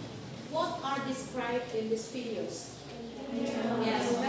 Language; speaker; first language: English; non-native, fluent; Indonesian